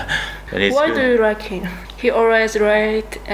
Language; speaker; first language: English; non-native, learner; Korean